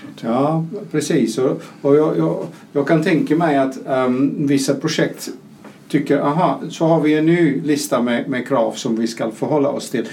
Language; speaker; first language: Swedish; non-native, fluent; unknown